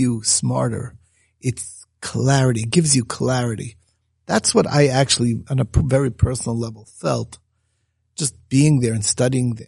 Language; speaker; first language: English; native; English